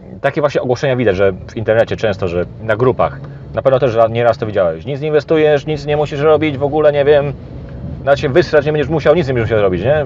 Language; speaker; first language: Polish; native; Polish